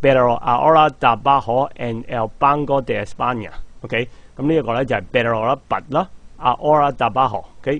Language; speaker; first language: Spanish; non-native, fluent; Cantonese